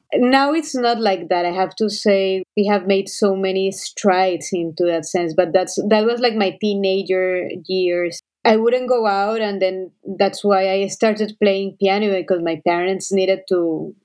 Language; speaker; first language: English; non-native, fluent; Spanish